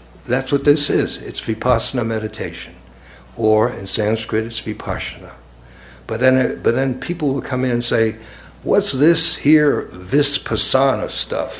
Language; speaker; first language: English; native; English